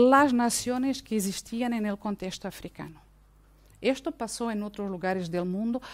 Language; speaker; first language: Spanish; non-native, fluent; Portuguese